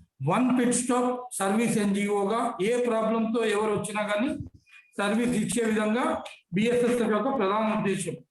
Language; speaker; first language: Telugu; native; Telugu